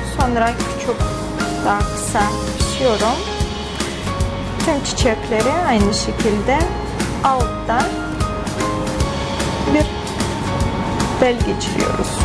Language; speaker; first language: Turkish; non-native, fluent; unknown